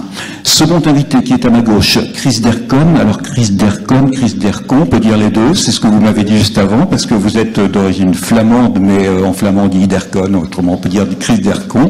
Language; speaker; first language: French; native; French